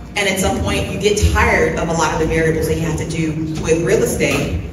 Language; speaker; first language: English; native; English